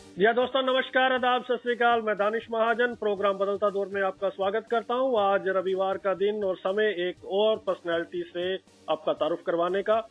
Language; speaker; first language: Hindi; native; Hindi